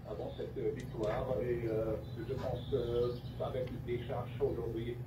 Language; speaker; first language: French; non-native, fluent; German